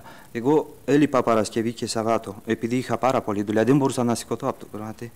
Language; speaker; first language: Greek; early bilingual, heritage; Greek